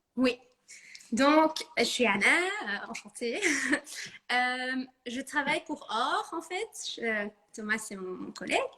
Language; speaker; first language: French; non-native, fluent; Dutch